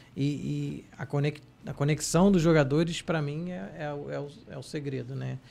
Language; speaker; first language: Portuguese; native; Portuguese